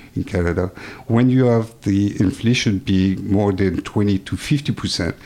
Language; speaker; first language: English; non-native, fluent; French